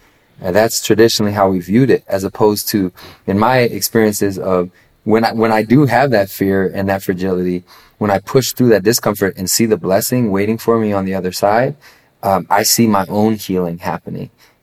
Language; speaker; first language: English; native; English